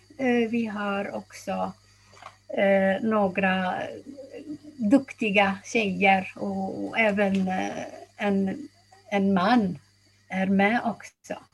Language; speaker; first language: Swedish; non-native, fluent; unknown